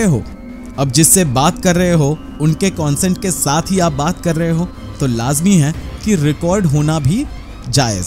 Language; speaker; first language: Hindi; non-native, local second language; Bangla